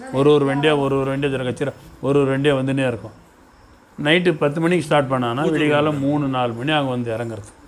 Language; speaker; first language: Tamil; non-native, local second language; Marathi